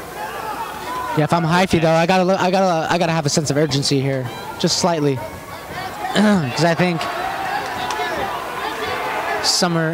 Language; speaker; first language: English; native; English